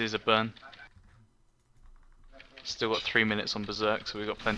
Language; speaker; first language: English; native; English